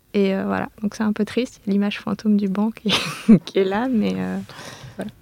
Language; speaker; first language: French; native; French